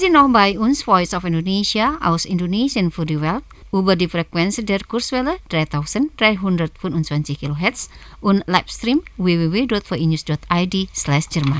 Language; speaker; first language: German; non-native, fluent; Indonesian